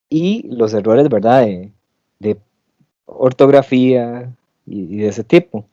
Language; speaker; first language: Spanish; native; Spanish